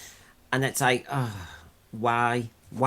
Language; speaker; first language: English; native; English